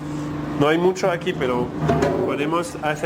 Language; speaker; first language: Spanish; non-native, learner; French